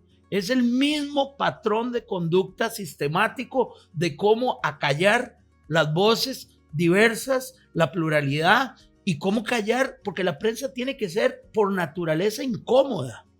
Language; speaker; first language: Spanish; native; Spanish